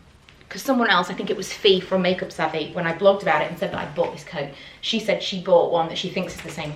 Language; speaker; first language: English; native; English